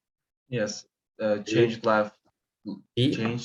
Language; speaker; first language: English; non-native, learner; Turkish